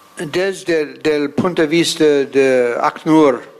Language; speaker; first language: Spanish; non-native, fluent; English